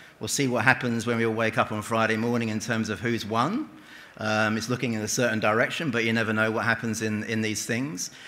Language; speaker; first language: English; native; English